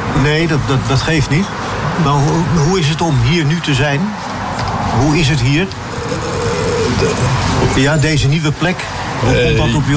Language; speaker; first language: Dutch; native; Dutch